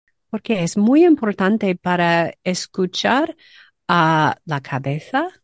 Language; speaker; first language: Spanish; non-native, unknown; English